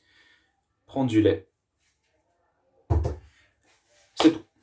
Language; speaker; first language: French; non-native, learner; Arabic